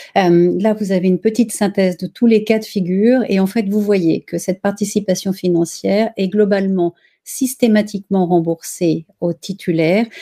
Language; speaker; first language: French; native; French